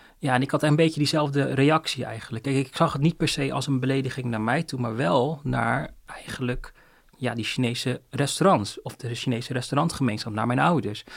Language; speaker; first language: Dutch; early bilingual, other home language; Cantonese